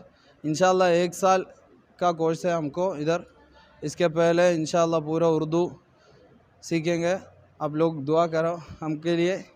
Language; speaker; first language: Hindi; non-native, learner; Malayalam